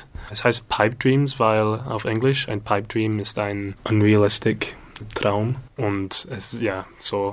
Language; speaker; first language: German; non-native, learner; English